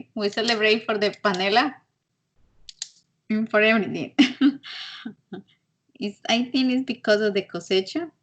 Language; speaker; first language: English; non-native, learner; Spanish